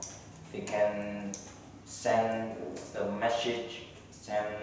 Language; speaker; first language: English; non-native, learner; Vietnamese